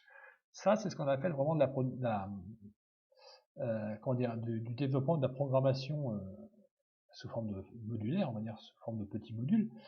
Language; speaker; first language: French; native; French